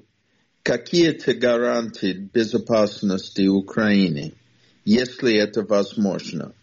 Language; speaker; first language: Russian; non-native, fluent; English